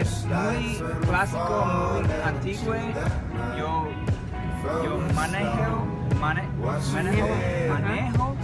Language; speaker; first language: Spanish; non-native, learner; English